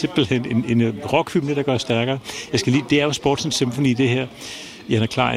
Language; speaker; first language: Danish; native; Danish